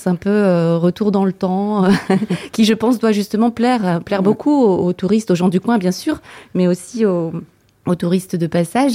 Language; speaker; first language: French; native; French